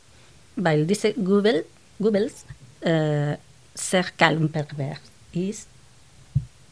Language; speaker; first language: German; non-native, learner; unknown